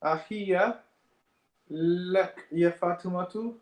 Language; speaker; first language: Arabic; non-native, learner; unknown